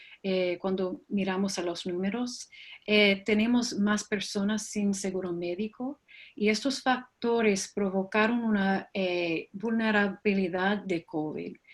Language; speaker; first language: Spanish; non-native, fluent; English